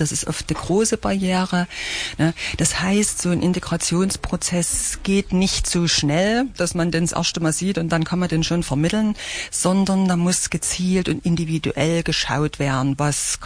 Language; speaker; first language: German; native; German